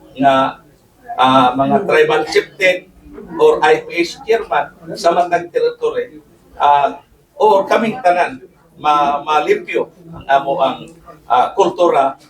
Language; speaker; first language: Cebuano; non-native, local second language; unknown